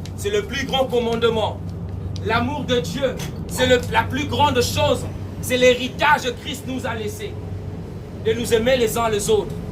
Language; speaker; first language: French; non-native, local second language; Lingala